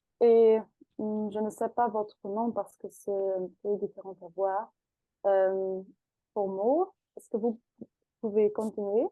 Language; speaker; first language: French; non-native, fluent; German